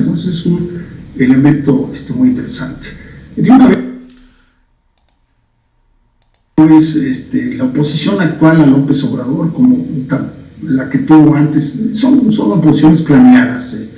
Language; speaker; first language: Spanish; native; Spanish